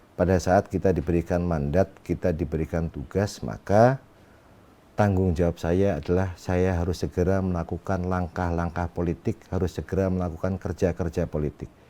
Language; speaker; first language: Indonesian; non-native, local second language; Sundanese